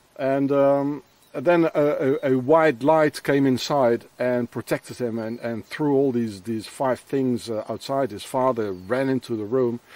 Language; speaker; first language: English; non-native, fluent; French